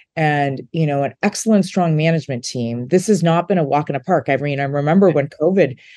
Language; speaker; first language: English; native; English